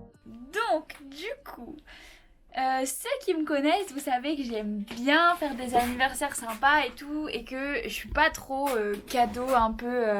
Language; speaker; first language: French; native; French